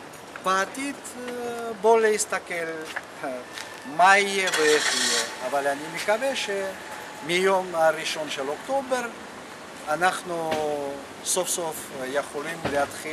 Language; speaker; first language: Hebrew; non-native, fluent; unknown